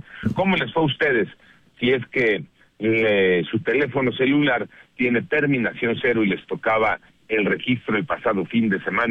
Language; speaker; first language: Spanish; native; Spanish